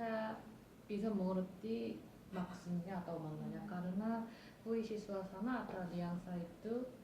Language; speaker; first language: Indonesian; non-native, fluent; Korean